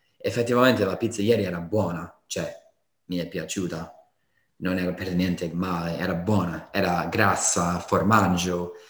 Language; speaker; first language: Italian; non-native, fluent; English